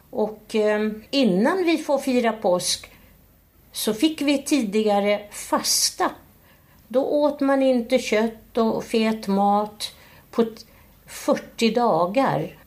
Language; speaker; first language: Swedish; native; Swedish